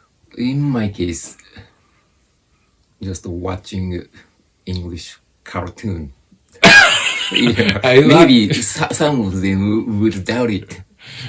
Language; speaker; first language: English; non-native, fluent; Japanese